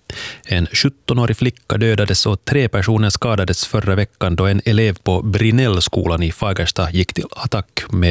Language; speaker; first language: Swedish; native; Swedish